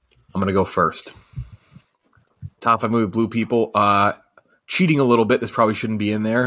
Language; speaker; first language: English; native; English